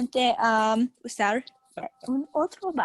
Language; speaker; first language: Spanish; non-native, learner; English